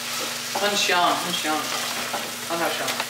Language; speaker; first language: Chinese; non-native, learner; English